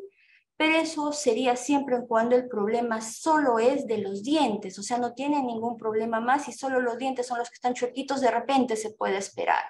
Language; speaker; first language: Spanish; native; Spanish